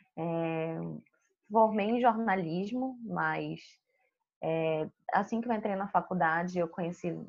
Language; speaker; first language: Portuguese; native; Portuguese